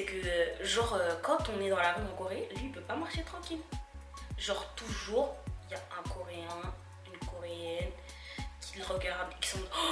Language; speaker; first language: French; native; French